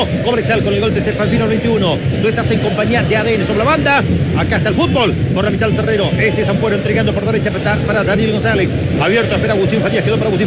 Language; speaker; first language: Spanish; native; Spanish